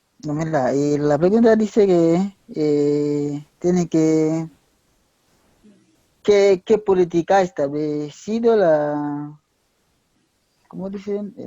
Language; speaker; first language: Spanish; non-native, learner; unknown